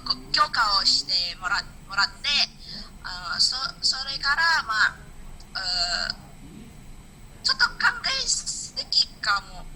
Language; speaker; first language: Japanese; non-native, learner; Indonesian